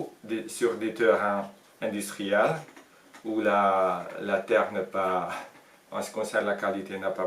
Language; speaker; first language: French; non-native, fluent; Hungarian